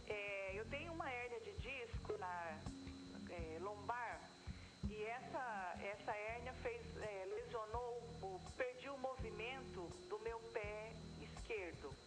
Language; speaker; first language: Portuguese; native; Portuguese